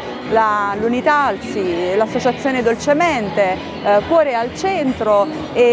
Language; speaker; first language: Italian; native; Italian